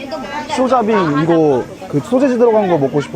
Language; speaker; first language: Korean; native; Korean